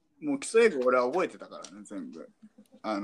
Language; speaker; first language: Japanese; native; Japanese